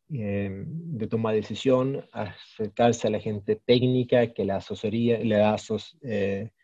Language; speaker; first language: Spanish; early bilingual, heritage; Swedish